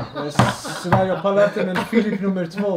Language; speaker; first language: Swedish; early bilingual, other home language; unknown